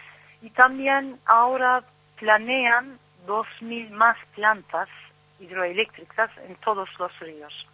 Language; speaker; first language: Spanish; non-native, learner; Turkish